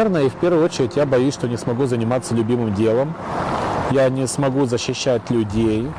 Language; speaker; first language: Russian; native; Russian